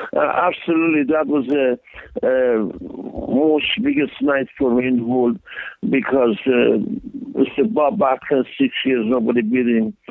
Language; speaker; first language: English; non-native, learner; Persian